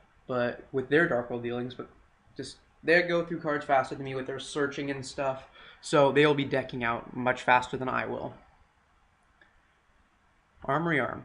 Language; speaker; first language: English; native; English